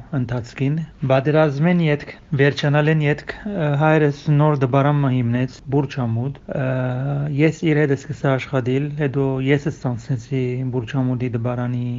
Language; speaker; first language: Armenian; early bilingual, heritage; Armenian